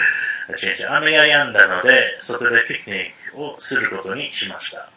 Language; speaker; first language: Japanese; non-native, fluent; English